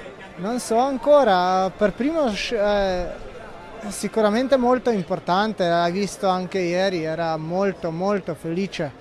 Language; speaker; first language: Italian; non-native, fluent; Slovenian